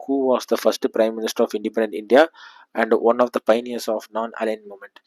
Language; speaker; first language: English; non-native, local second language; Tamil